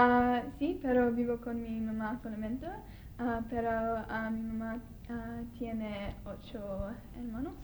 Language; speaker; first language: Spanish; non-native, learner; English